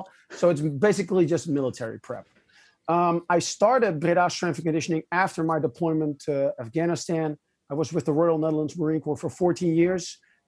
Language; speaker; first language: English; non-native, fluent; Dutch